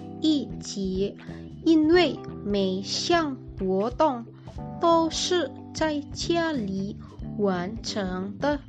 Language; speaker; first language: Chinese; non-native, learner; Indonesian